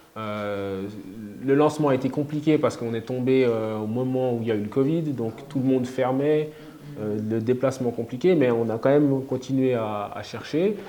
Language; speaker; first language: French; native; French